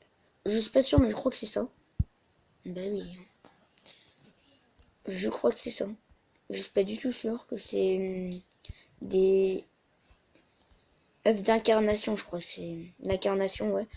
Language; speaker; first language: French; native; French